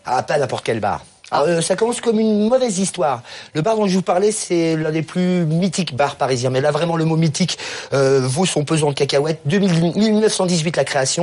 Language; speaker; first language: French; native; French